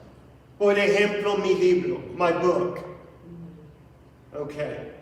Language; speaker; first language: Spanish; non-native, fluent; English